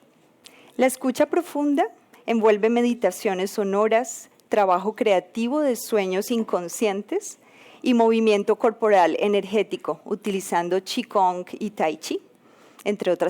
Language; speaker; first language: Spanish; native; Spanish